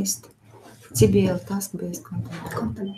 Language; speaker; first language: English; non-native, fluent; Uzbek